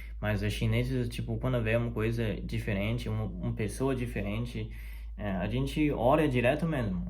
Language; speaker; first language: Portuguese; non-native, fluent; Chinese